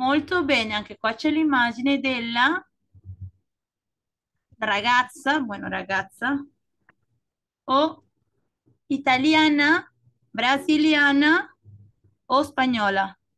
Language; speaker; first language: Italian; non-native, fluent; Spanish